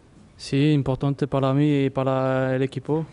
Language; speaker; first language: Spanish; non-native, learner; French